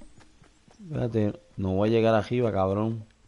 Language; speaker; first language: Spanish; native; Spanish